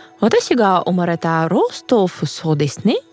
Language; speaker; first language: Japanese; non-native, fluent; Russian